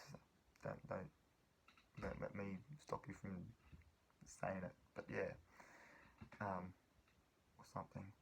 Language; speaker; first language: English; native; English